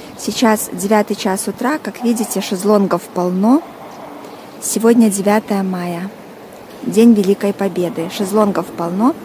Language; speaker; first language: Russian; native; Russian